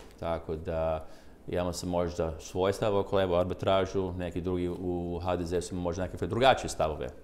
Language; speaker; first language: Croatian; early bilingual, heritage; Croatian